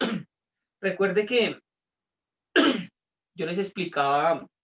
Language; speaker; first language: Spanish; native; Spanish